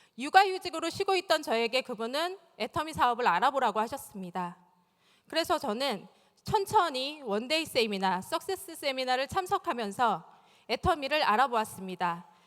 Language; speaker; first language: Korean; native; Korean